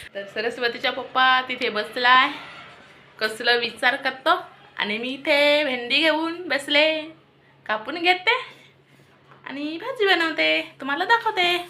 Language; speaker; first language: Marathi; native; Marathi